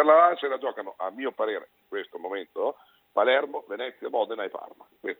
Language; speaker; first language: Italian; native; Italian